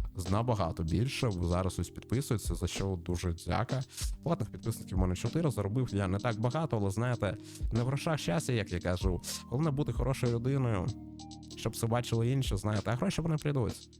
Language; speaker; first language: Ukrainian; non-native, local second language; Russian